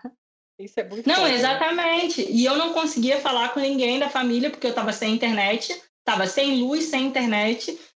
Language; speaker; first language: Portuguese; native; Portuguese